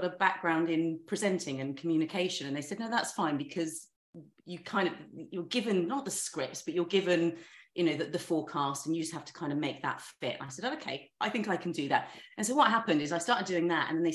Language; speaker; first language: English; native; English